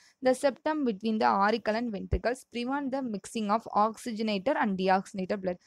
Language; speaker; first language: English; non-native, local second language; Tamil